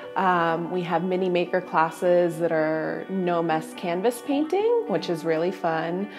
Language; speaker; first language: English; native; English